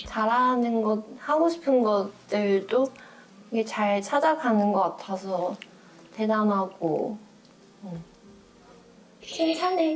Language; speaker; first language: Korean; non-native, fluent; Chinese